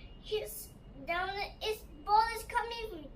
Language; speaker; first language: English; early bilingual, other home language; Nepali